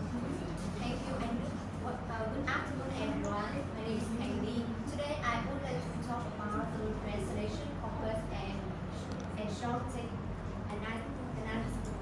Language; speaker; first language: English; non-native, learner; Vietnamese